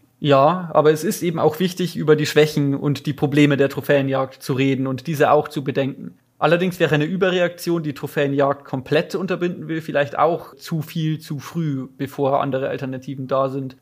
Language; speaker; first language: German; native; German